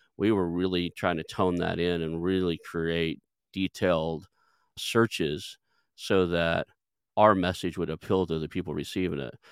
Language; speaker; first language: English; native; English